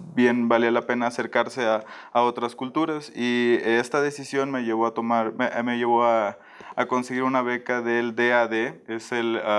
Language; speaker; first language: Spanish; native; Spanish